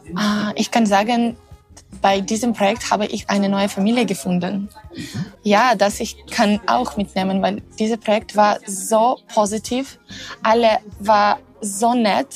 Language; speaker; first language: German; non-native, learner; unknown